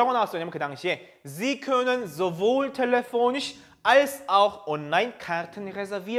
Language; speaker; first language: German; non-native, fluent; Korean